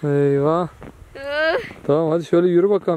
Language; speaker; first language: Turkish; native; Turkish